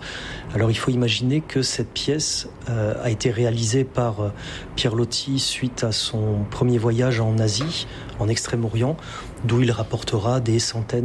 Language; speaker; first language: French; native; French